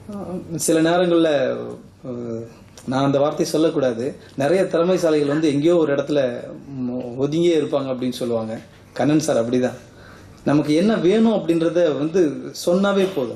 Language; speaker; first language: Tamil; native; Tamil